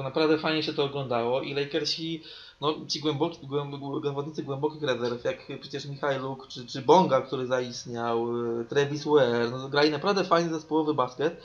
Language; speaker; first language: Polish; native; Polish